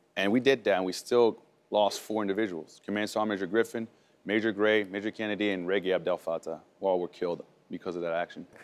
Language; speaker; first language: English; early bilingual, other home language; French